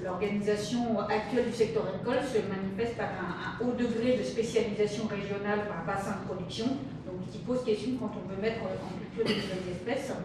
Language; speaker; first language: French; native; French